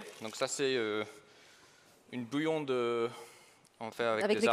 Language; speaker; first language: French; non-native, fluent; English